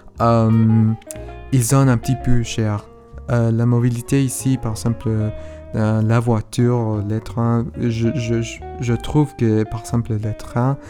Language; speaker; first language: French; non-native, learner; Spanish